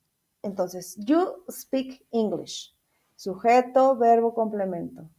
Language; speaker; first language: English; non-native, fluent; Spanish